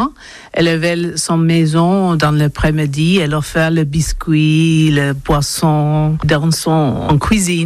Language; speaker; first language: French; non-native, learner; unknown